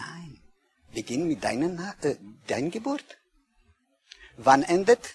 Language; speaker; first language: German; non-native, learner; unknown